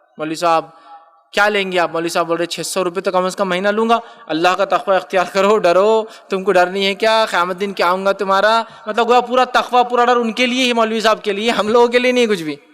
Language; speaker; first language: Urdu; native; Urdu